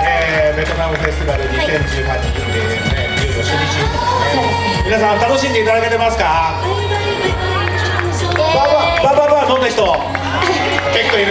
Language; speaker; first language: Japanese; native; Japanese